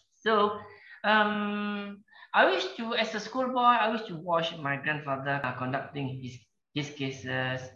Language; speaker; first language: English; non-native, local second language; Malay